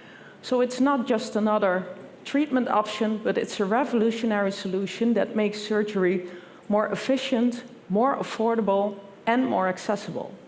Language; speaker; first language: English; non-native, fluent; Dutch